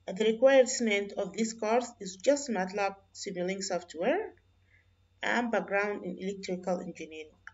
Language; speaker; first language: English; non-native, fluent; Arabic